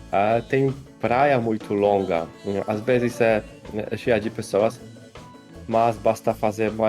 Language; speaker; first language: Portuguese; non-native, fluent; Polish